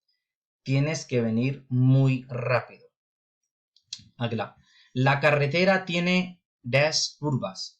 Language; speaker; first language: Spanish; non-native, fluent; Urdu